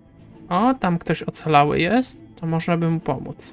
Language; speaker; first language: Polish; native; Polish